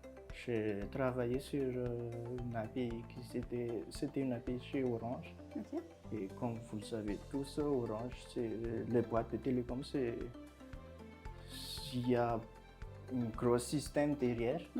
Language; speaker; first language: French; non-native, local second language; Malagasy